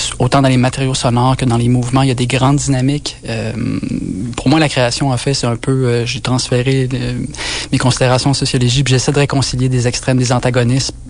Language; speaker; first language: French; native; French